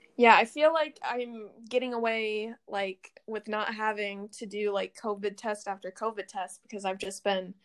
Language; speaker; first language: English; native; English